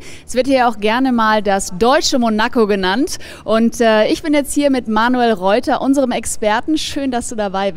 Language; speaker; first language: German; native; German